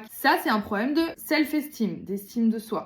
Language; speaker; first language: French; native; French